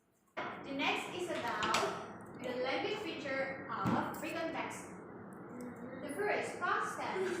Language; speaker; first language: English; non-native, learner; Indonesian